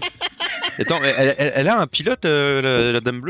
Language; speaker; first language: French; native; French